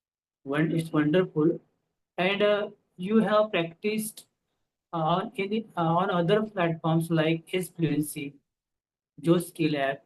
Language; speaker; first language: English; non-native, local second language; Marathi